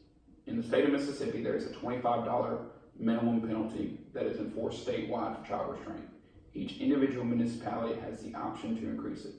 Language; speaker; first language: English; native; English